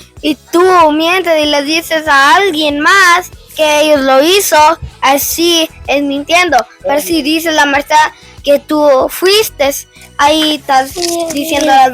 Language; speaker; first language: Spanish; early bilingual, heritage; Spanish